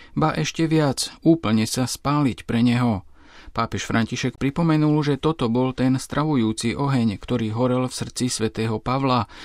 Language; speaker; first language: Slovak; native; Slovak